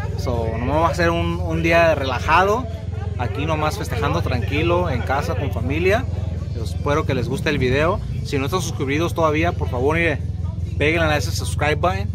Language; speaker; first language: Spanish; early bilingual, heritage; Spanish